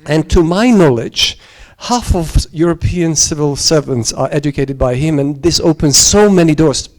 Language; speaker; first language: English; non-native, fluent; Georgian